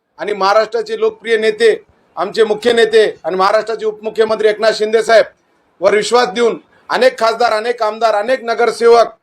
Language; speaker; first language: Marathi; non-native, local second language; Urdu